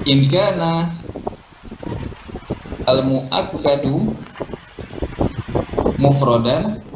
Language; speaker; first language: Arabic; non-native, fluent; Malay